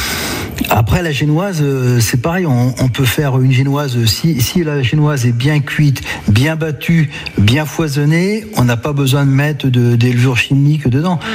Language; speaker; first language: French; native; French